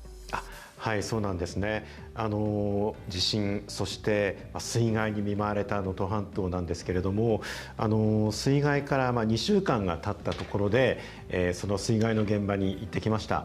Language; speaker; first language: Japanese; native; Japanese